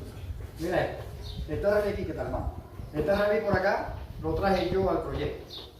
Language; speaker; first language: Spanish; native; Spanish